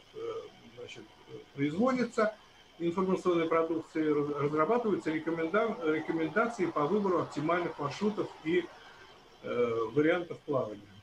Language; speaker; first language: Russian; native; Russian